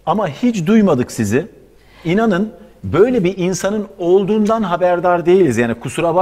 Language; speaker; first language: Turkish; native; Turkish